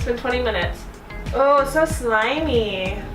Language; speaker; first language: English; native; English